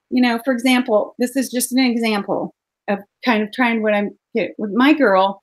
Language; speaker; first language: English; native; English